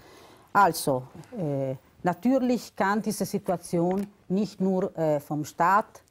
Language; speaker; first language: German; non-native, local second language; Italian